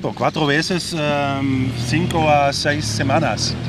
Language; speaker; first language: Spanish; non-native, learner; German